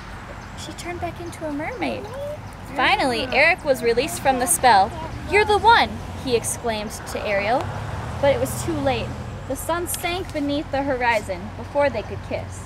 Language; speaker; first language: English; native; English